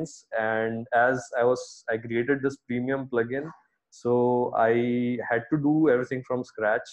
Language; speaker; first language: English; non-native, local second language; Hindi